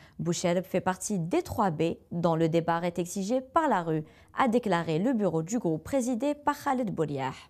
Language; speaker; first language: French; non-native, local second language; Arabic